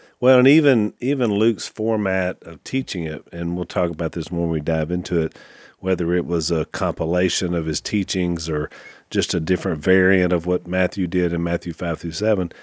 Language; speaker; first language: English; native; English